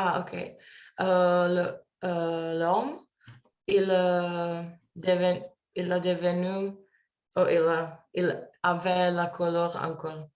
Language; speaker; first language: French; non-native, learner; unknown